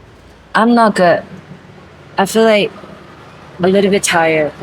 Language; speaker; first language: English; non-native, fluent; Burmese